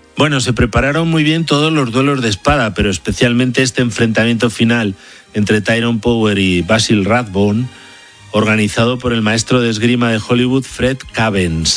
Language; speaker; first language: Spanish; native; Spanish